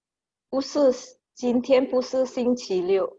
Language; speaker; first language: Chinese; non-native, learner; Indonesian